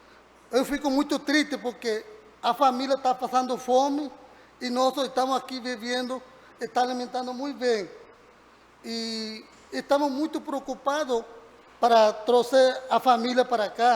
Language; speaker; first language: Portuguese; non-native, learner; Spanish